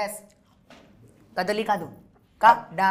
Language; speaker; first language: Telugu; non-native, learner; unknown